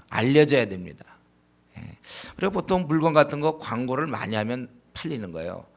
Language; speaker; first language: Korean; native; Korean